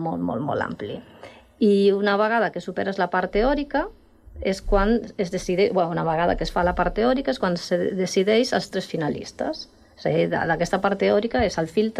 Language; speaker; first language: Catalan; non-native, local second language; Spanish